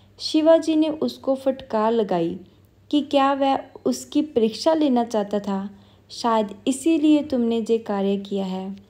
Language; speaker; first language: Hindi; non-native, local second language; Punjabi